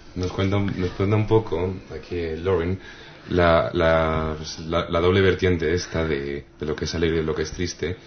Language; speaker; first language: Spanish; native; Spanish